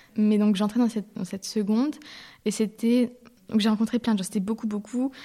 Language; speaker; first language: French; early bilingual, heritage; French